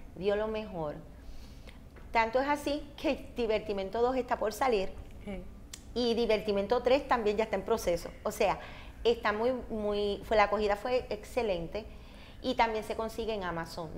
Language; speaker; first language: Spanish; native; Spanish